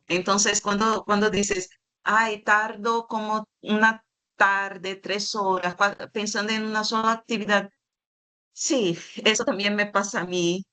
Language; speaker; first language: Spanish; non-native, fluent; Portuguese